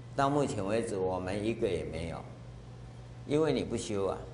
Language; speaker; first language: Chinese; native; Chinese